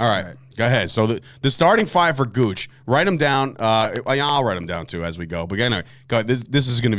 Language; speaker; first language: English; native; English